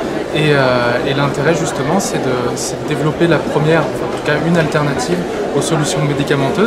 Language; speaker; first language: French; native; French